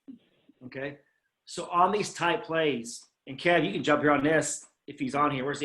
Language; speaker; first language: English; native; English